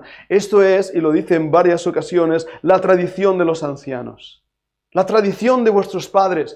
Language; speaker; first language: Spanish; native; Spanish